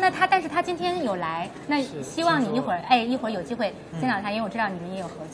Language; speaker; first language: Chinese; native; Chinese